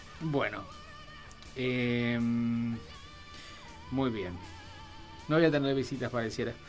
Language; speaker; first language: Spanish; native; Spanish